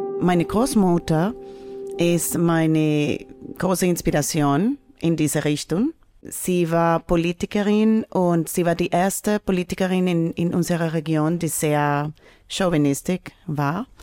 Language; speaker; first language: German; non-native, fluent; Spanish